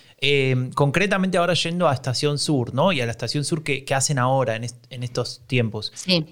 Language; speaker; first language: Spanish; native; Spanish